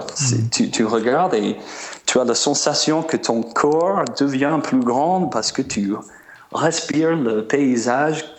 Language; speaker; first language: French; non-native, fluent; English